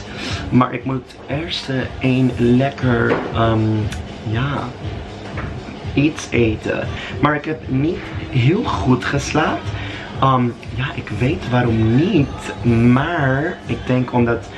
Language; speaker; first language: Dutch; non-native, learner; English